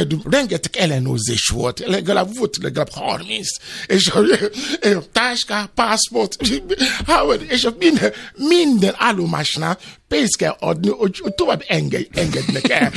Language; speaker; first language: Hungarian; non-native, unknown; Yoruba